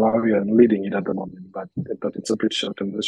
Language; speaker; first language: English; non-native, local second language; Nyanja